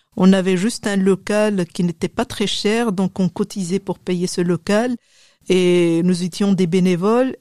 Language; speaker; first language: French; non-native, local second language; Arabic